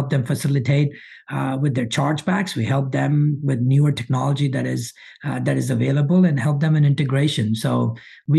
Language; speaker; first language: English; early bilingual, other home language; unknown